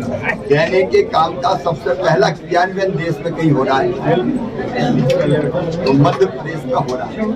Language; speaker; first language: Hindi; native; Hindi